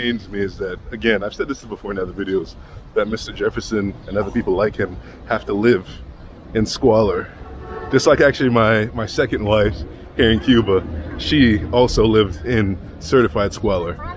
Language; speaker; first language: English; native; English